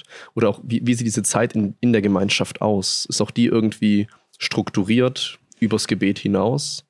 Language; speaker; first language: German; native; German